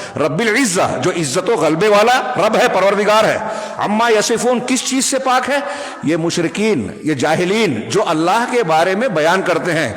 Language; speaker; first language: Urdu; native; Urdu